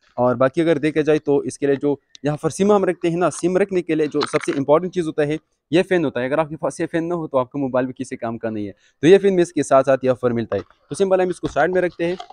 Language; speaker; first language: Urdu; non-native, local second language; Pashto